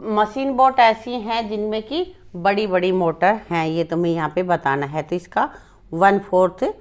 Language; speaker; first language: Hindi; native; Hindi